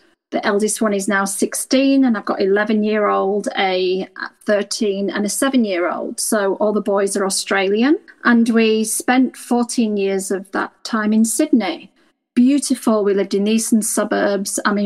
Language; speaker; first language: English; native; English